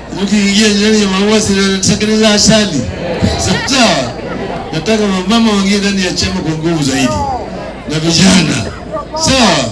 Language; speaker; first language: Swahili; non-native, local second language; Gusii